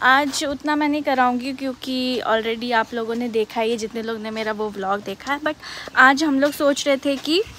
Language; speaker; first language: Hindi; native; Hindi